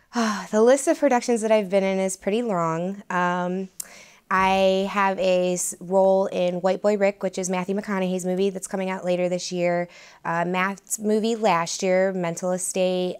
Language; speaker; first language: English; native; English